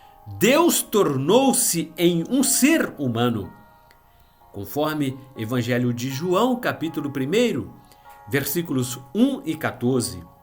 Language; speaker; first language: Portuguese; native; Portuguese